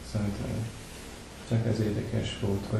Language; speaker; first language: Hungarian; non-native, learner; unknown